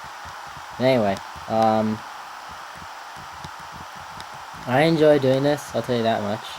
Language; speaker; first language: English; native; English